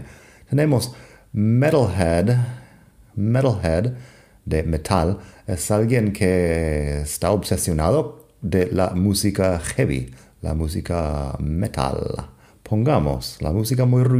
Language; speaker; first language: Spanish; non-native, fluent; English